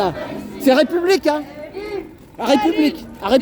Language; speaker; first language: French; native; French